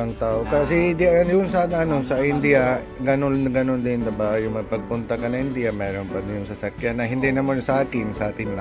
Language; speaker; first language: Filipino; non-native, learner; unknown